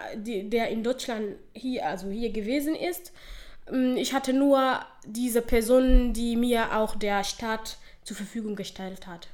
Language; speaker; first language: German; non-native, fluent; Somali